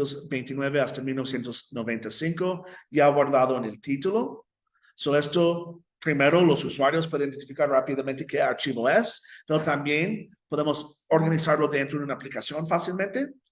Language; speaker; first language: Spanish; non-native, fluent; English